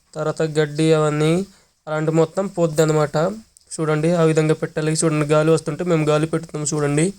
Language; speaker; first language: Telugu; non-native, local second language; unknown